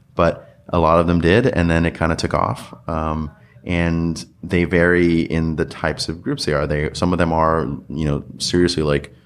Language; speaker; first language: English; native; English